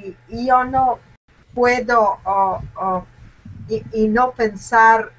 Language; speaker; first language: Spanish; non-native, learner; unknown